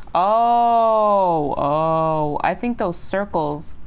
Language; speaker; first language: English; native; English